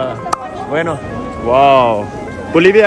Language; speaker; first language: Spanish; non-native, learner; Danish